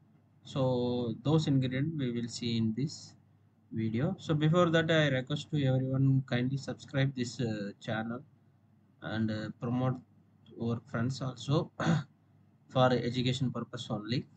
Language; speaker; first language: English; non-native, local second language; Tamil